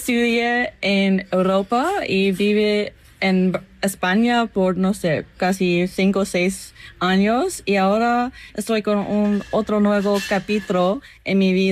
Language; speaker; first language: Spanish; non-native, learner; English